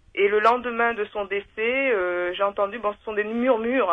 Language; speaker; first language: French; native; French